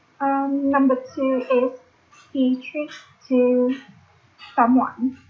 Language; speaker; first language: English; non-native, learner; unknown